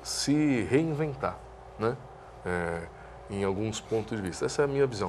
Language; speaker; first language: Portuguese; native; Portuguese